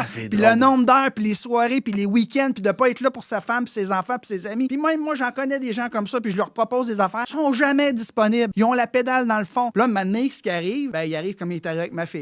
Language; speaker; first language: French; native; French